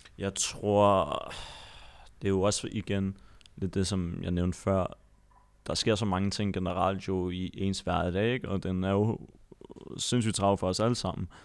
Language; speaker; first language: Danish; early bilingual, other home language; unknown